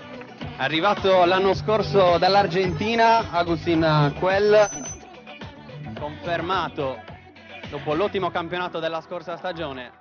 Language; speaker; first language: Italian; native; Italian